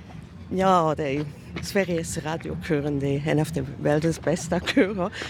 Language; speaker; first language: Swedish; non-native, learner; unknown